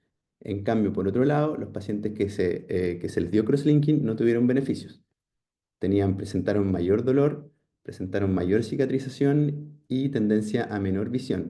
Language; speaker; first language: Spanish; native; Spanish